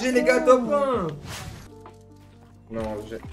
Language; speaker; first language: French; native; French